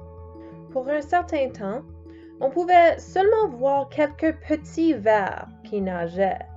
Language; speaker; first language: French; non-native, learner; English